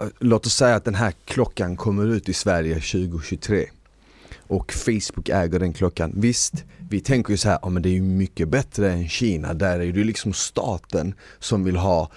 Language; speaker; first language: Swedish; early bilingual, other home language; Bosnian